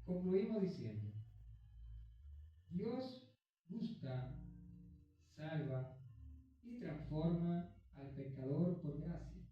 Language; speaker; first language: Spanish; native; Spanish